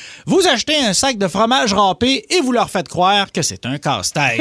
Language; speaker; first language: French; native; French